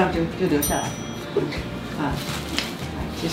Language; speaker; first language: Chinese; native; Chinese